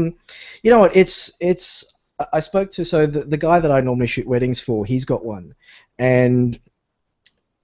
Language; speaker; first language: English; native; English